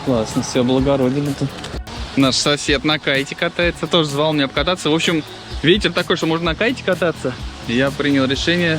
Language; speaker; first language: Russian; native; Russian